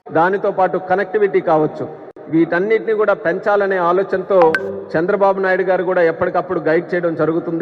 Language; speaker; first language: Telugu; native; Telugu